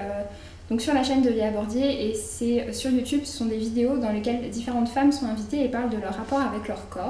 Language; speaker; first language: French; native; French